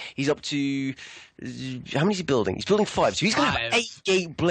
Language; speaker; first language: English; native; English